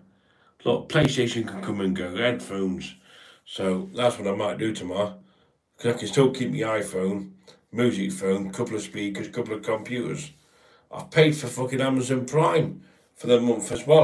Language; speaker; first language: English; native; English